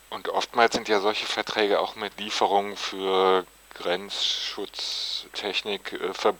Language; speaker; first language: German; native; German